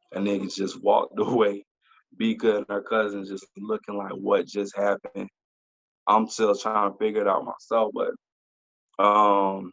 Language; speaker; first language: English; native; English